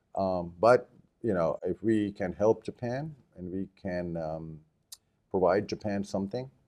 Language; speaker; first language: English; early bilingual, other home language; Japanese